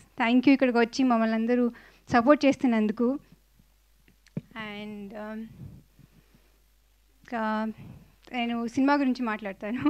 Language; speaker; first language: Telugu; non-native, fluent; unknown